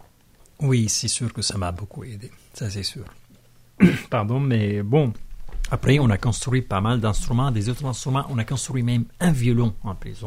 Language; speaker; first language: French; non-native, fluent; Arabic